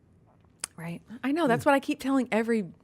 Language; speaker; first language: English; native; English